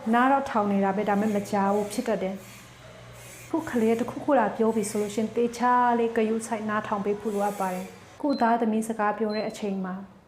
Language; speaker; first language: Burmese; non-native, local second language; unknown